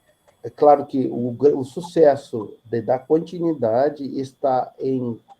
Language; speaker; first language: Portuguese; native; Portuguese